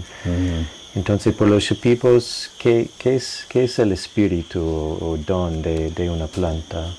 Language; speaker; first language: Spanish; non-native, fluent; English